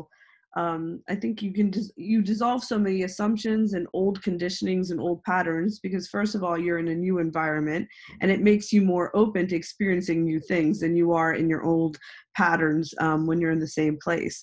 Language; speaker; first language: English; native; English